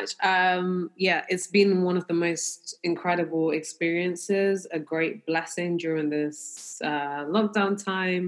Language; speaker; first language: English; native; English